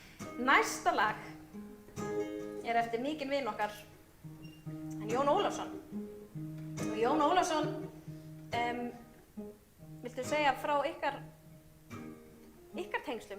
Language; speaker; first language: Icelandic; native; Icelandic